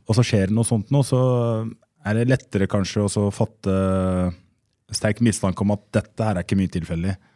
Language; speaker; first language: Norwegian; native; Norwegian